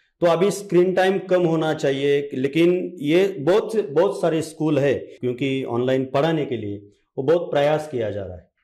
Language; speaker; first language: Hindi; non-native, local second language; Marathi